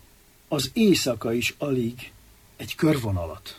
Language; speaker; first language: Hungarian; native; Hungarian